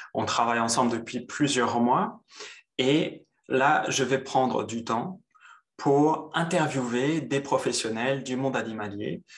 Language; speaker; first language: French; native; French